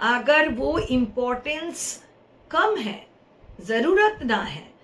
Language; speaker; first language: Hindi; non-native, local second language; Bangla